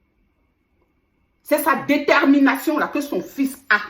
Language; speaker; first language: French; native; French